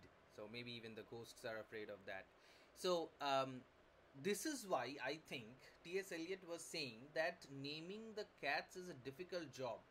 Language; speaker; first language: English; non-native, local second language; Bangla